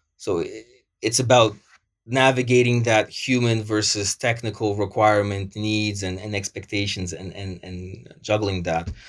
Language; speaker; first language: English; early bilingual, other home language; Polish